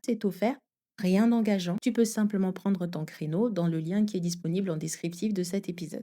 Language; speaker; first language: French; native; French